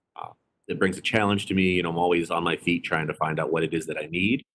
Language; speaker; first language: English; native; English